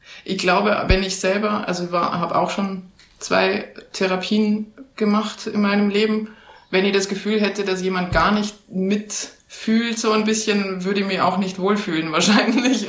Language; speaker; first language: German; native; German